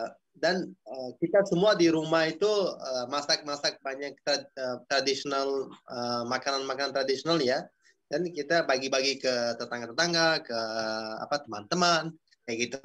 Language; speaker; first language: Indonesian; non-native, fluent; Uzbek